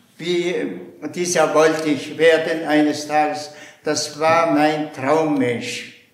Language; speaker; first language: German; non-native, fluent; Tuvinian